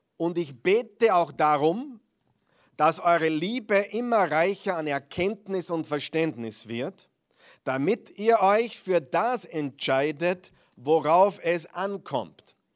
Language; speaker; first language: German; non-native, fluent; English